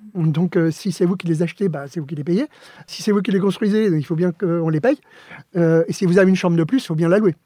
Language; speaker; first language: French; early bilingual, other home language; Spanish